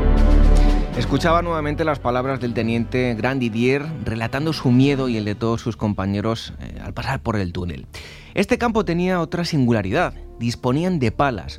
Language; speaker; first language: Spanish; native; Spanish